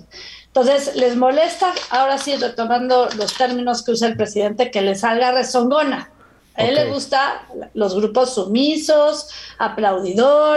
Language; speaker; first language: Spanish; native; Spanish